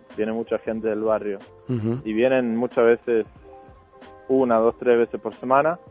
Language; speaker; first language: Spanish; non-native, fluent; Norwegian